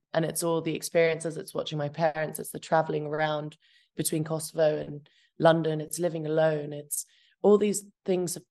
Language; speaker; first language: English; early bilingual, other home language; Albanian